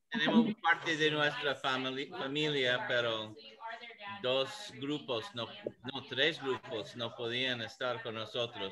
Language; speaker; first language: Spanish; non-native, fluent; English